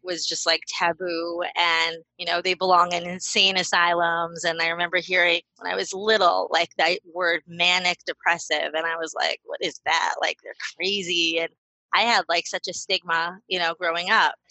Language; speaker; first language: English; native; English